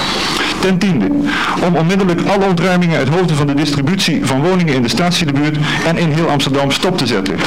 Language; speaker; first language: Dutch; native; Dutch